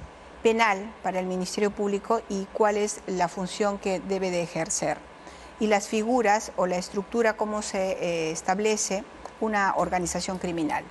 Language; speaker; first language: Spanish; native; Spanish